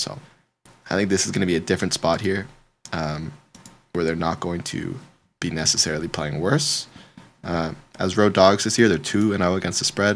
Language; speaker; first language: English; native; English